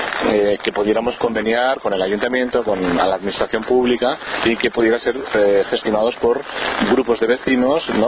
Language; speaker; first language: Spanish; native; Spanish